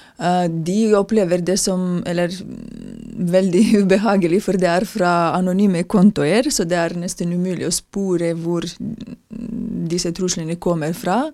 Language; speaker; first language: Norwegian; non-native, fluent; Romanian